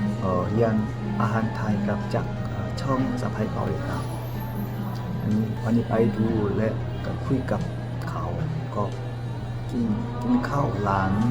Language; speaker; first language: Thai; non-native, learner; Korean